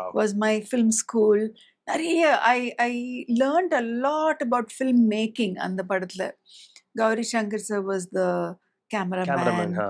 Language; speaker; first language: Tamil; non-native, local second language; English